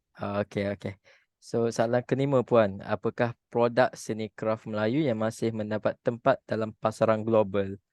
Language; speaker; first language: Malay; native; Malay